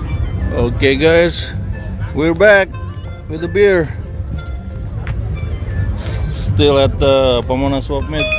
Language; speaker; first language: English; non-native, learner; Indonesian